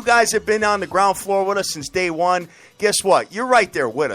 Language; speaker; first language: English; native; English